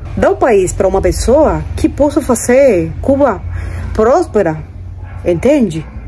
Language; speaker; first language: Portuguese; non-native, fluent; Spanish